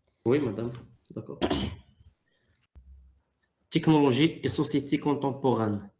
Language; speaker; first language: French; non-native, local second language; Arabic